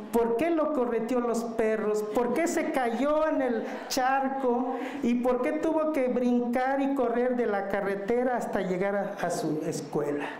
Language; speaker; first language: Spanish; non-native, local second language; Mixtepec Mixtec